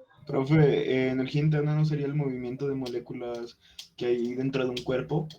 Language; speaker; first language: Spanish; native; Spanish